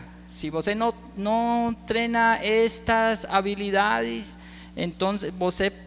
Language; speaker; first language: Portuguese; non-native, learner; Spanish